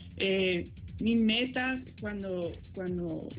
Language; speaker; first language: Spanish; early bilingual, heritage; Spanish